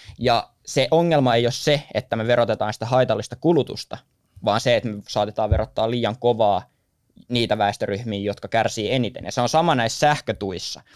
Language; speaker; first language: Finnish; native; Finnish